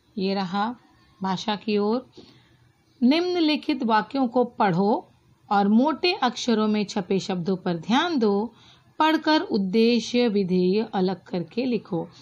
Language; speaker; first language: Hindi; non-native, local second language; Marathi